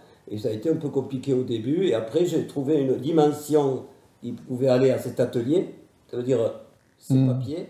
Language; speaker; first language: French; native; French